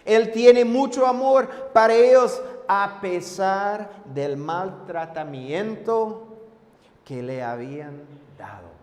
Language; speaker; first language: Spanish; non-native, fluent; English